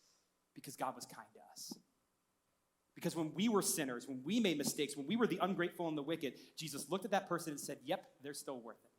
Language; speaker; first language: English; native; English